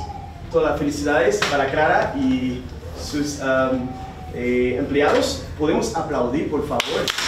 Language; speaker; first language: Spanish; non-native, fluent; Haitian Creole